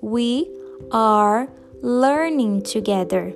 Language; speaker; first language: English; non-native, fluent; Portuguese